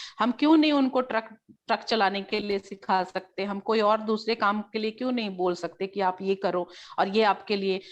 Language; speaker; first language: Hindi; native; Hindi